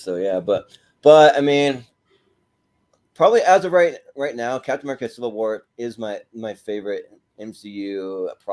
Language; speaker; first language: English; native; English